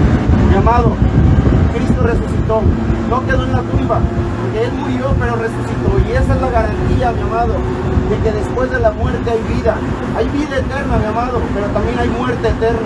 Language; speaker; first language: Spanish; native; Spanish